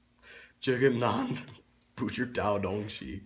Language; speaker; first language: Chinese; non-native, learner; English